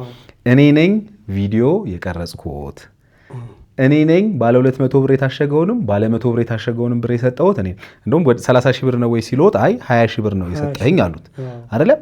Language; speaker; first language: Amharic; native; Amharic